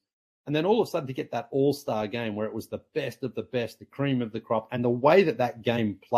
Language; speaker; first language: English; native; English